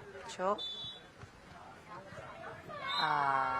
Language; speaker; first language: Chinese; native; Chinese